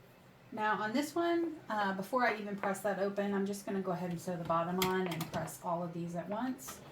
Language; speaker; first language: English; native; English